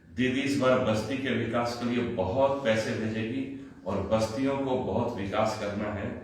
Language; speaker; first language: Hindi; non-native, local second language; Bangla